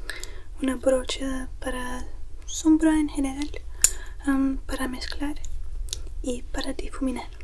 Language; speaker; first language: Spanish; non-native, learner; English